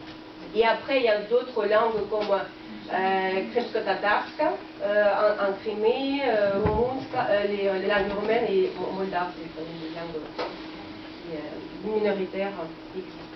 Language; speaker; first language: French; non-native, fluent; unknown